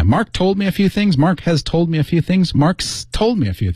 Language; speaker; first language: English; native; English